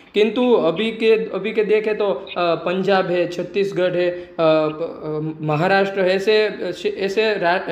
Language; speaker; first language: Hindi; non-native, local second language; Gujarati